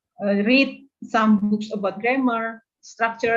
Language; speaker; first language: English; non-native, learner; Indonesian